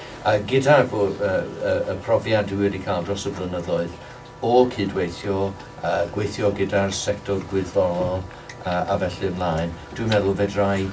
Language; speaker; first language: Welsh; non-native, local second language; English